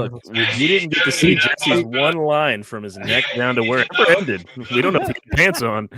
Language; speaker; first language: English; native; English